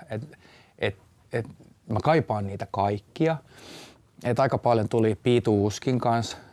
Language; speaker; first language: Finnish; native; Finnish